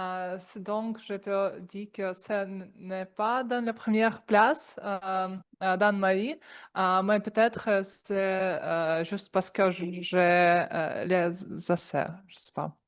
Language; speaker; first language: French; non-native, learner; Russian